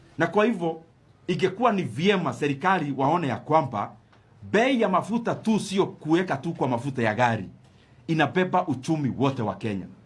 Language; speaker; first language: Swahili; non-native, local second language; Kikuyu